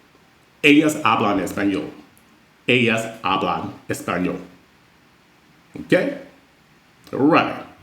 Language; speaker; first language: Spanish; non-native, fluent; English